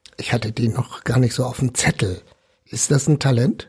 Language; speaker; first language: German; native; German